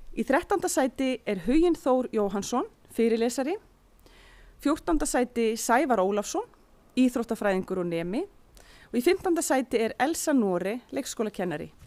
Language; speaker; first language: Icelandic; native; Icelandic